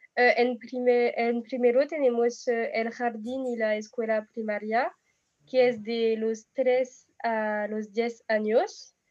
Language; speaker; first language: Spanish; non-native, learner; French